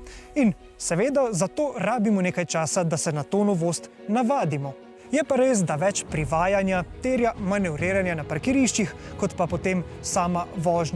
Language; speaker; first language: Slovenian; native; Slovenian